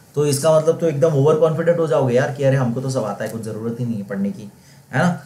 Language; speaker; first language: Hindi; non-native, local second language; Marathi